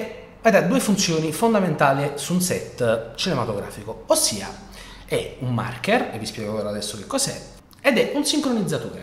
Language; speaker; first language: Italian; native; Italian